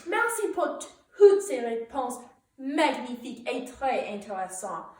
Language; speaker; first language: French; non-native, learner; English